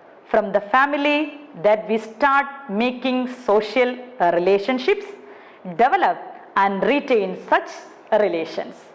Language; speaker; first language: English; non-native, local second language; Malayalam